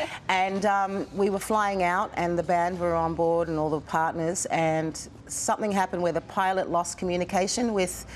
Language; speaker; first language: English; native; English